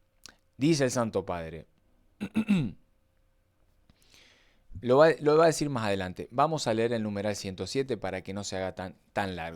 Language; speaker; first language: Spanish; native; Spanish